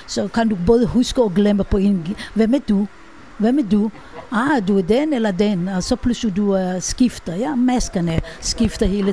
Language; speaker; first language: Danish; non-native, fluent; Hebrew